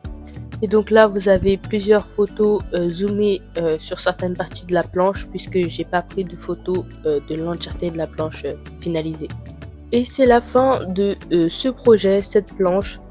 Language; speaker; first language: French; native; French